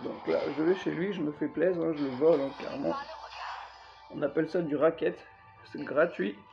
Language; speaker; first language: French; native; French